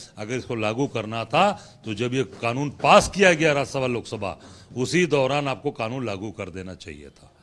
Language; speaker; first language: Hindi; native; Hindi